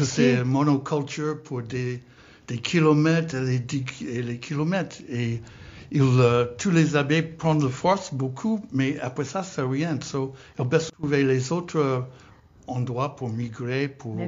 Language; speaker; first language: French; non-native, learner; English